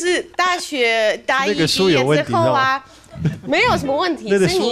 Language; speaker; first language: Chinese; non-native, fluent; Russian